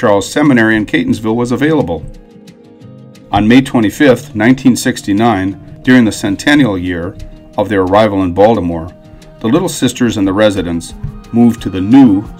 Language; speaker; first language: English; native; English